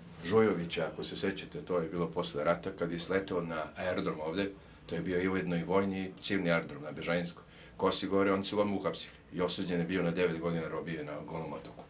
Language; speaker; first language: Bosnian; native; Bosnian